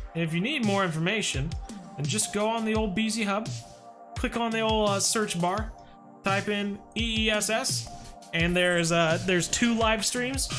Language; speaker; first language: English; native; English